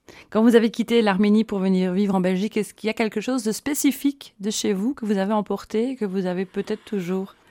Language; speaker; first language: French; native; French